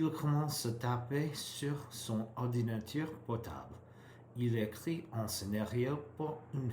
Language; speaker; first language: French; non-native, learner; English